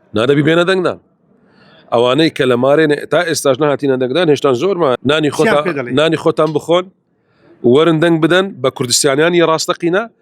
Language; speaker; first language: Central Kurdish; non-native, local second language; Assyrian Neo-Aramaic